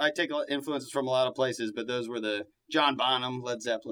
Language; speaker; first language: English; native; English